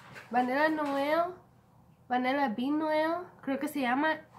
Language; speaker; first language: Spanish; native; Spanish